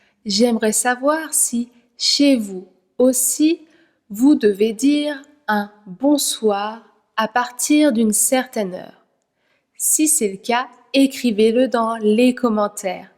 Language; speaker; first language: French; native; French